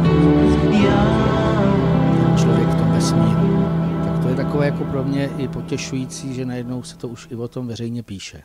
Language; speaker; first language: Czech; native; Czech